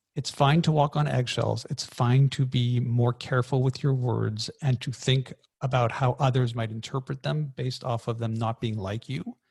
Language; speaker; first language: English; native; English